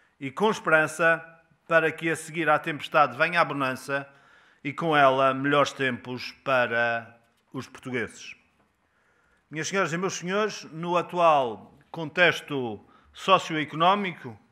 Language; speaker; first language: Portuguese; native; Portuguese